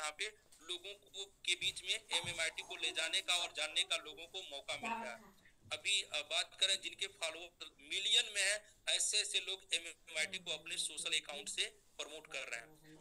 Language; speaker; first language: Hindi; native; Hindi